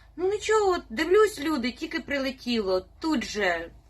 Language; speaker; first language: Ukrainian; non-native, fluent; Russian